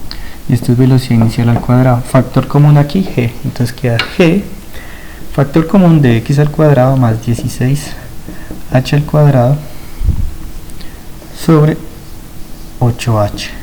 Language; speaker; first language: Spanish; native; Spanish